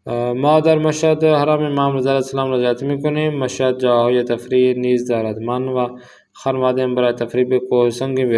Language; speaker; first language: Persian; non-native, fluent; Urdu